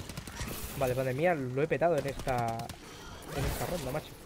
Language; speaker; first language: Spanish; native; Spanish